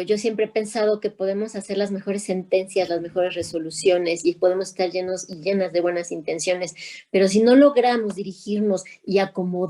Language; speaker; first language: Spanish; native; Spanish